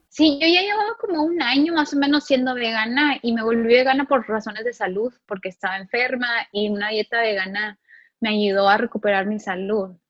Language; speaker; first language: Spanish; native; Spanish